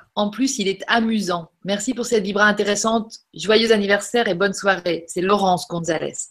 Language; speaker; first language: French; native; French